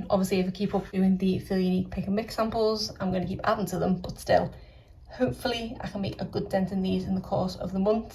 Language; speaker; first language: English; native; English